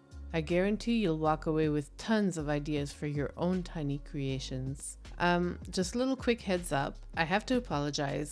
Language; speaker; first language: English; native; English